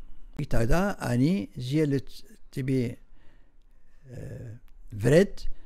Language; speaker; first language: Russian; non-native, learner; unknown